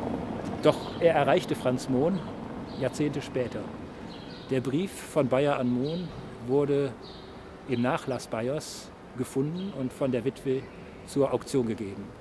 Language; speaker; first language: German; native; German